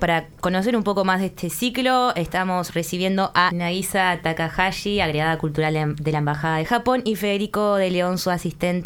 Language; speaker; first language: Spanish; native; Spanish